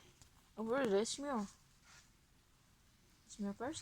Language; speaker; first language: Danish; non-native, local second language; Cebuano